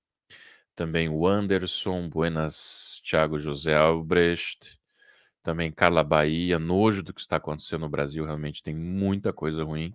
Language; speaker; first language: Portuguese; native; Portuguese